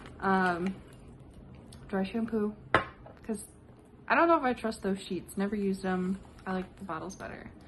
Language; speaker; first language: English; native; English